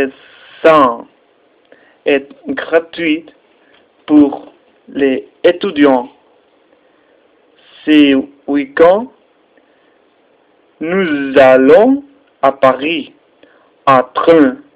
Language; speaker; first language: French; non-native, learner; Spanish